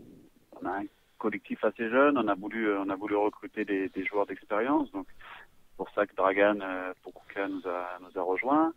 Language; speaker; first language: French; native; French